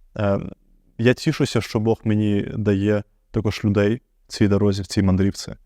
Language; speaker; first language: Ukrainian; native; Ukrainian